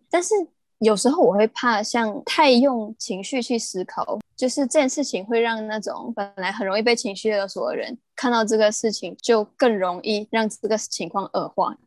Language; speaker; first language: Chinese; native; Chinese